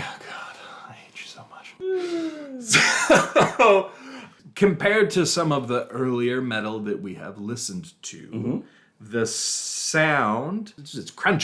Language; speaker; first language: English; native; English